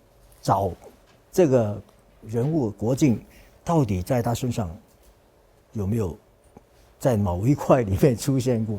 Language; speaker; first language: Chinese; non-native, fluent; Cantonese